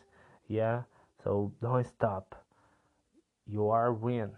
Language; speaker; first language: English; non-native, learner; Portuguese